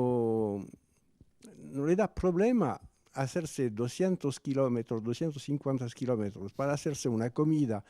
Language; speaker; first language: Spanish; non-native, fluent; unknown